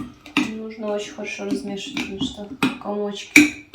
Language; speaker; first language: Russian; non-native, fluent; Ukrainian